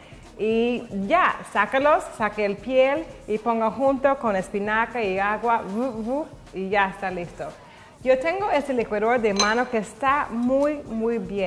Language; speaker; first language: Spanish; non-native, learner; English